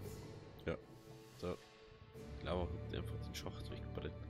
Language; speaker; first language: German; native; German